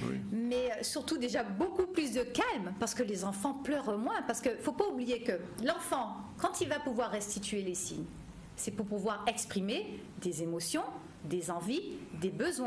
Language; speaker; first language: French; native; French